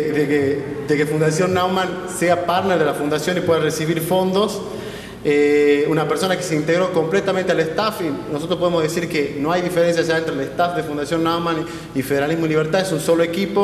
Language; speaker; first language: Spanish; native; Spanish